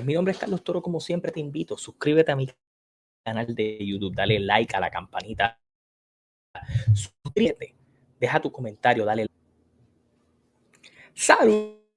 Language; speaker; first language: Spanish; native; Spanish